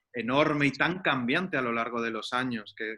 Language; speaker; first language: Spanish; native; Spanish